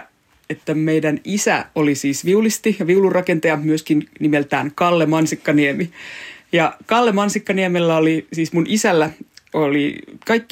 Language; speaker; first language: Finnish; native; Finnish